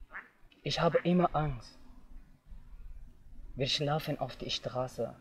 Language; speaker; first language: German; non-native, learner; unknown